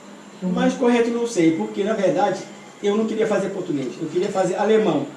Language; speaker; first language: Portuguese; non-native, fluent; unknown